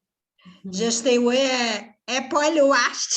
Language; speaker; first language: French; non-native, fluent; Portuguese